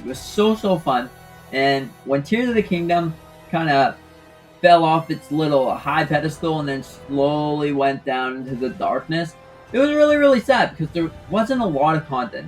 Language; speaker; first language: English; native; English